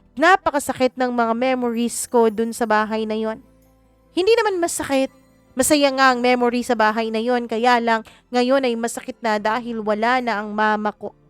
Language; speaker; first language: Filipino; non-native, local second language; Cebuano